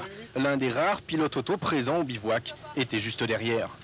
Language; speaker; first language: French; native; French